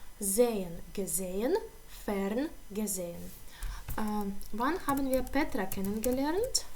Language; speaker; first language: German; non-native, fluent; Ukrainian